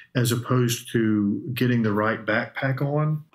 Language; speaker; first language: English; native; English